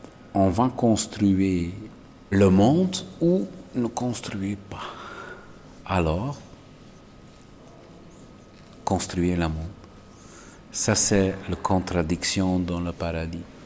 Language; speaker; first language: French; non-native, local second language; Dutch